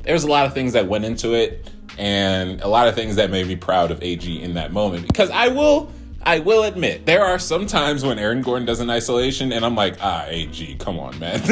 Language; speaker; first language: English; native; English